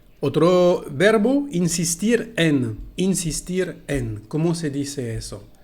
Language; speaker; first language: Spanish; non-native, fluent; French